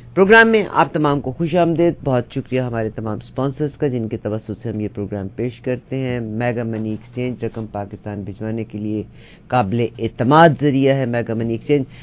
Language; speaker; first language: Urdu; native; Urdu